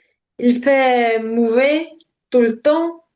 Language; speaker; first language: French; non-native, learner; Ukrainian